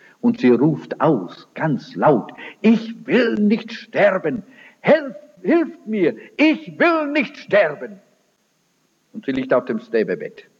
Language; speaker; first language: German; early bilingual, heritage; German